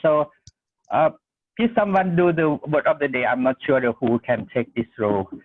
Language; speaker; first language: English; non-native, learner; Thai